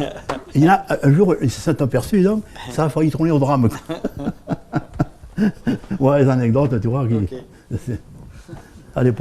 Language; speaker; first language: French; native; French